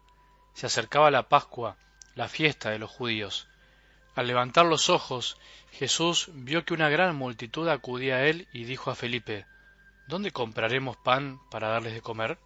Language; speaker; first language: Spanish; native; Spanish